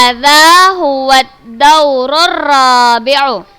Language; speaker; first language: Arabic; non-native, fluent; Indonesian